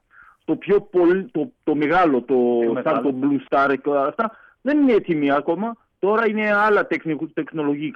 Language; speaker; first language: Greek; early bilingual, heritage; French